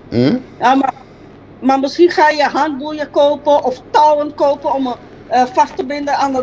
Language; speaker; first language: Dutch; non-native, local second language; Papiamento